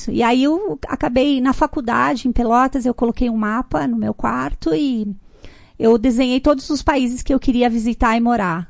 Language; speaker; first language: Portuguese; native; Portuguese